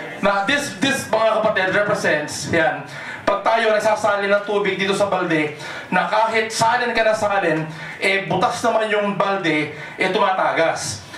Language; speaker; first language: Filipino; non-native, local second language; Cebuano